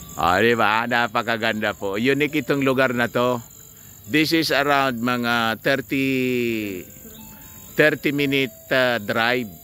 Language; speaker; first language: Filipino; non-native, local second language; Bikol